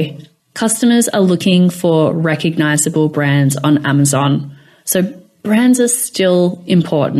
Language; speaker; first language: English; native; English